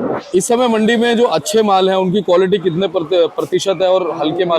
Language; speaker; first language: Hindi; native; Hindi